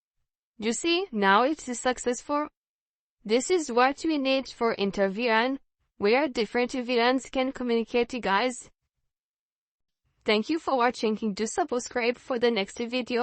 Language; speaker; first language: English; non-native, fluent; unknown